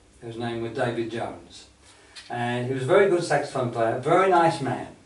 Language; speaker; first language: English; native; English